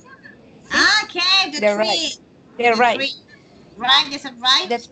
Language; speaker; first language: English; non-native, learner; Spanish